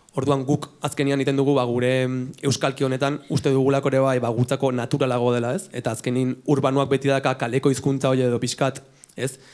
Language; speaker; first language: Basque; native; Basque